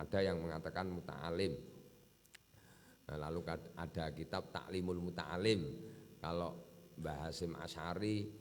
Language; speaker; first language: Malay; non-native, local second language; Javanese